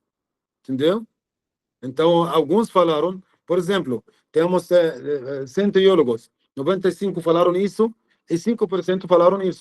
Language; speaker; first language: Portuguese; non-native, fluent; Arabic